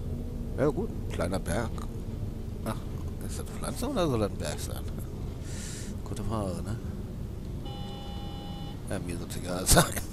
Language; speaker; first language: German; native; German